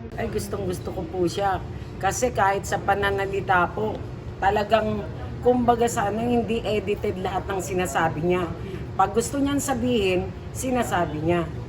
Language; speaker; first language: Filipino; native; Filipino